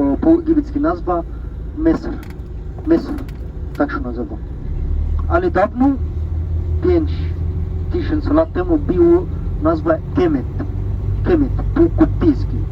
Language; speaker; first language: Polish; non-native, learner; Arabic